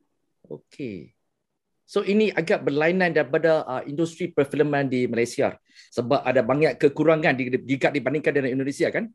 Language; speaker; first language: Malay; non-native, local second language; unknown